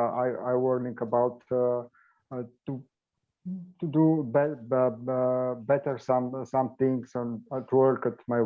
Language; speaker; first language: English; non-native, learner; Bulgarian